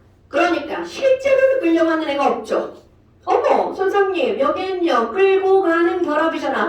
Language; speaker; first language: Korean; native; Korean